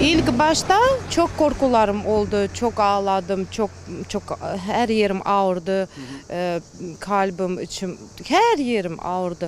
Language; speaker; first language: Turkish; non-native, learner; Kazakh